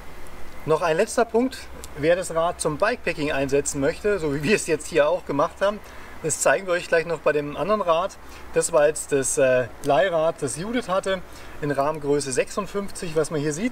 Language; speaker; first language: German; native; German